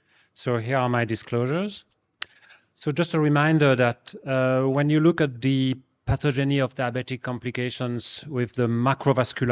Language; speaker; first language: English; non-native, fluent; French